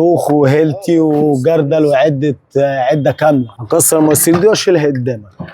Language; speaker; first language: Arabic; native; Arabic